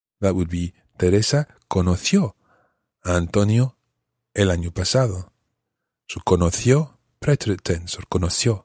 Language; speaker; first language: Spanish; non-native, fluent; English